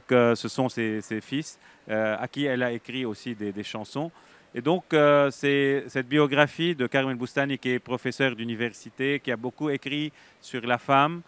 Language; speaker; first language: French; native; French